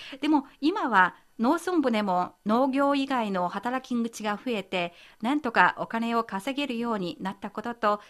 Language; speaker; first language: Japanese; non-native, fluent; Chinese